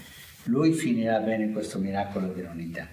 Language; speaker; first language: Italian; non-native, fluent; Spanish